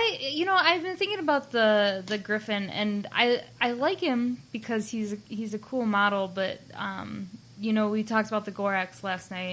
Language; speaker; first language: English; native; English